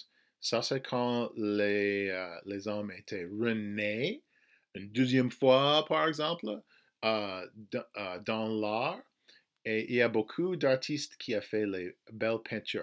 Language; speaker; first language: French; non-native, fluent; English